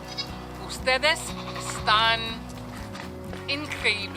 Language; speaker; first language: Spanish; non-native, fluent; English